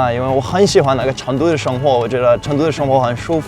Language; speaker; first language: Chinese; non-native, learner; English